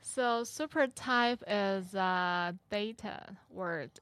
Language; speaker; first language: English; non-native, learner; Chinese